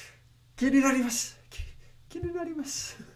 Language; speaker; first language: Japanese; non-native, learner; English